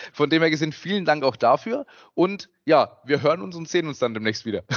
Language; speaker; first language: German; native; German